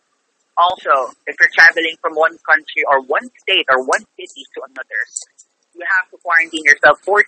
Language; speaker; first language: English; non-native, local second language; Filipino